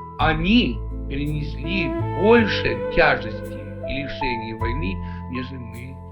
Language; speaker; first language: Russian; native; Russian